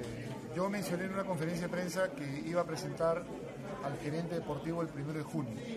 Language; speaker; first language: Spanish; native; Spanish